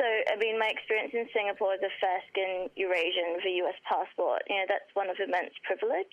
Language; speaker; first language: English; native; English